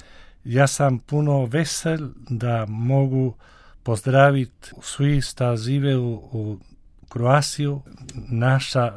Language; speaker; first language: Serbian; early bilingual, heritage; Spanish